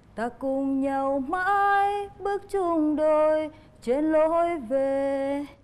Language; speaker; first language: Vietnamese; native; Vietnamese